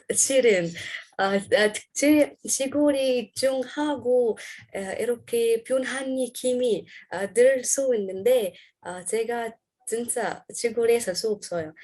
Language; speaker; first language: Korean; non-native, learner; Arabic